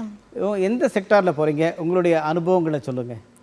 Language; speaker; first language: Tamil; native; Tamil